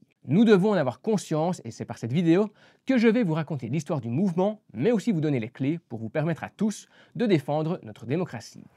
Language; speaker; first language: French; native; French